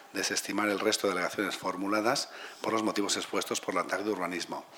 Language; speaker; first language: Spanish; non-native, local second language; Catalan